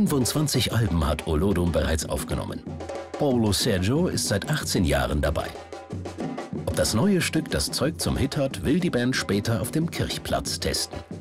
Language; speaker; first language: German; native; German